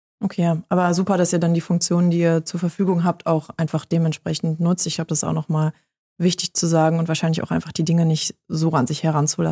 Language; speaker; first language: German; native; German